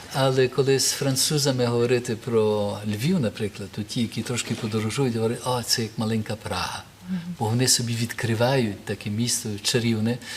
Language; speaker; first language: Ukrainian; early bilingual, heritage; Ukrainian